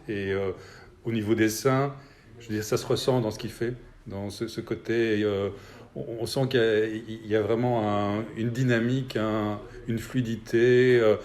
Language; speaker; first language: French; native; French